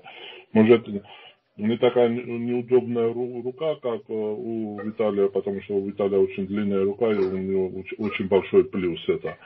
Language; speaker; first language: Russian; non-native, fluent; Georgian